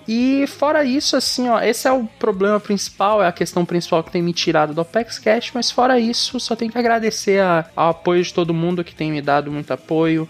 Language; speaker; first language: Portuguese; native; Portuguese